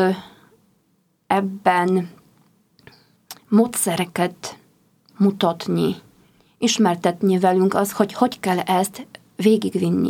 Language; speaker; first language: Hungarian; non-native, fluent; Polish